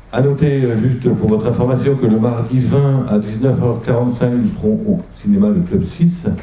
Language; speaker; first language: French; native; French